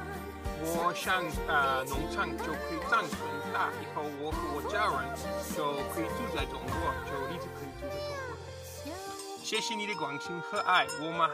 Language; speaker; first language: Chinese; non-native, learner; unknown